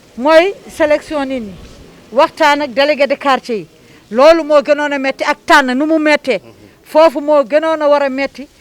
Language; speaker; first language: Wolof; native; Wolof